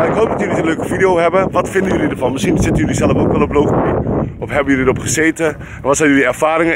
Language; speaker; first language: Dutch; native; Dutch